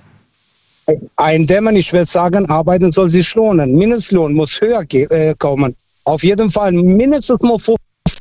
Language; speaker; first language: German; non-native, fluent; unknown